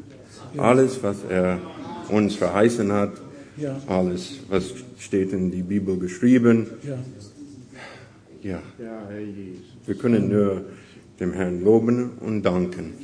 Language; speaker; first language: German; non-native, learner; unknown